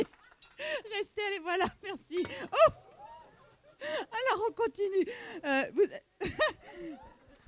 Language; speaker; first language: French; native; French